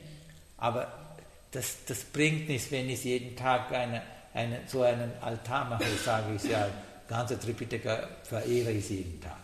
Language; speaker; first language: German; non-native, learner; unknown